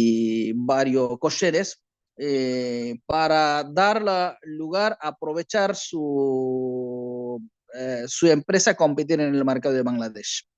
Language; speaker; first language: Spanish; non-native, learner; Bangla